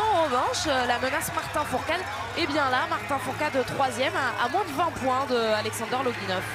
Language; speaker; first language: French; native; French